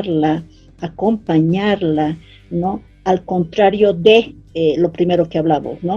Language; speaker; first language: Spanish; native; Spanish